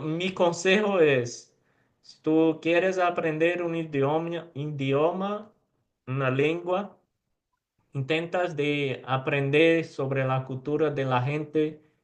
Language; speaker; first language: Spanish; non-native, fluent; Portuguese